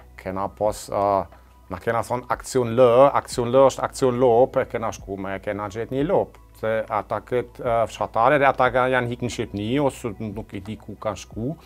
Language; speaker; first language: Albanian; non-native, fluent; German